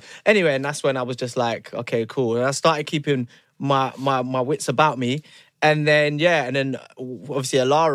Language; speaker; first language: English; native; English